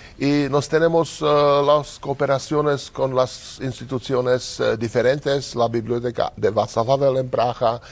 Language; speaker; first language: Spanish; non-native, learner; Czech